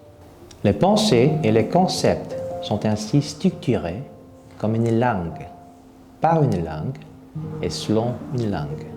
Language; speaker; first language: French; non-native, fluent; Korean